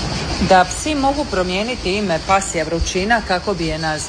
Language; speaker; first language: Serbian; native; Serbian